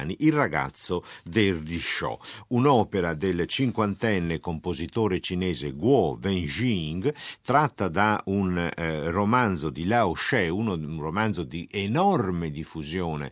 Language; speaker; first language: Italian; native; Italian